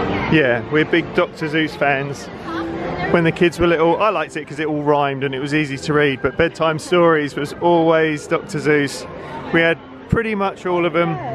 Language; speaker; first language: English; native; English